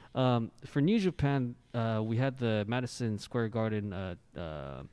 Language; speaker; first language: English; non-native, fluent; Japanese